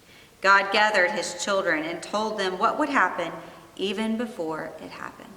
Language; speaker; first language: English; native; English